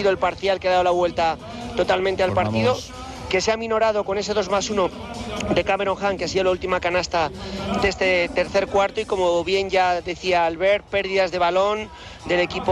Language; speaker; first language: Spanish; native; Spanish